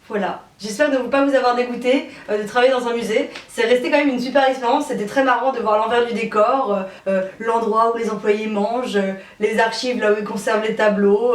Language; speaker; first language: French; native; French